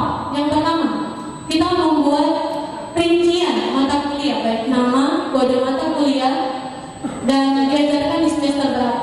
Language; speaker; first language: Indonesian; native; Indonesian